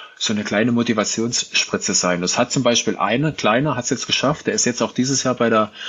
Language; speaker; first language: German; native; German